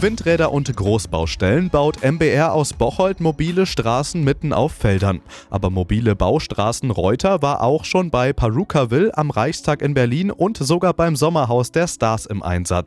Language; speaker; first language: German; native; German